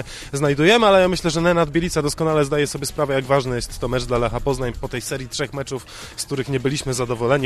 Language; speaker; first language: Polish; native; Polish